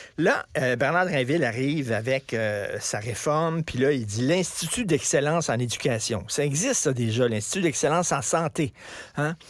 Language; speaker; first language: French; native; French